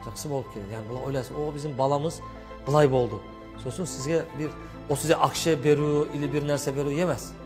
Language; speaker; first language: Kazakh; non-native, learner; Turkish